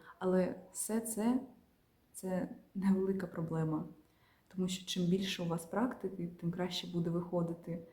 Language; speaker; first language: Ukrainian; non-native, local second language; Russian